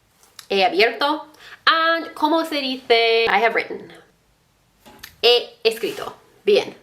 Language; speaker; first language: Spanish; non-native, fluent; English